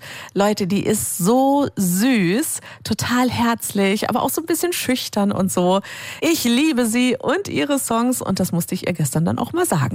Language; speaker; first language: German; native; German